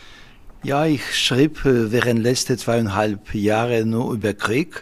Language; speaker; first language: German; non-native, fluent; Russian